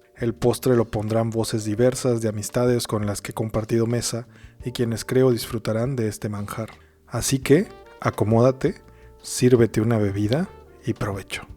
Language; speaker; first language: Spanish; native; Spanish